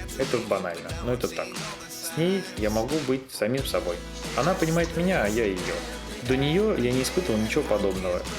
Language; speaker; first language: Russian; native; Russian